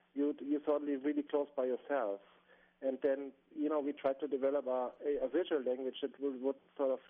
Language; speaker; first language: English; non-native, fluent; German